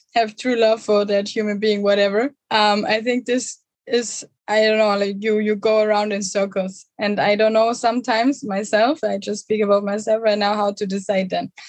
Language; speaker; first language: English; non-native, fluent; German